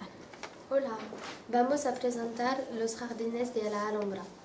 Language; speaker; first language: Spanish; non-native, learner; French